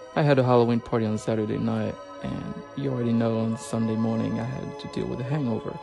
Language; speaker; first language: English; non-native, fluent; French